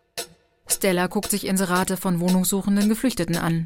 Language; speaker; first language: German; native; German